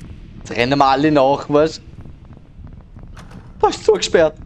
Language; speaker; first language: German; native; German